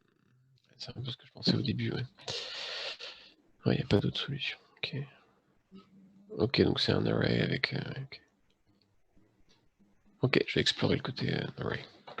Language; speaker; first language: French; native; French